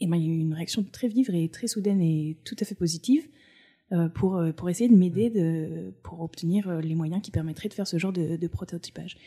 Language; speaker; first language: French; native; French